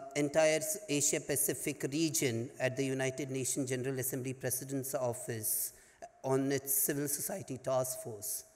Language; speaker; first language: English; non-native, local second language; Hindi